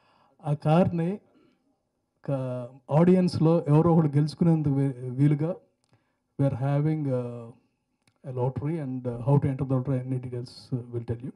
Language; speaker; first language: Telugu; native; Telugu